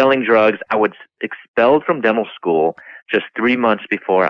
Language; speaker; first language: English; native; English